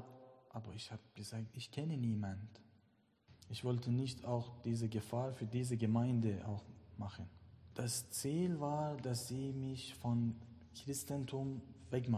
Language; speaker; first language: German; non-native, learner; Persian